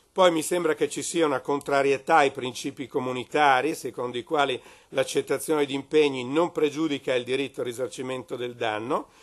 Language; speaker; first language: Italian; native; Italian